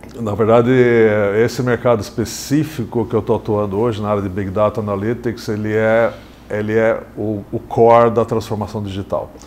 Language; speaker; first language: Portuguese; early bilingual, other home language; English